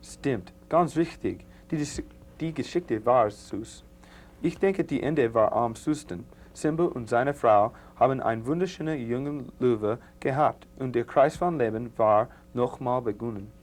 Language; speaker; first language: German; non-native, learner; English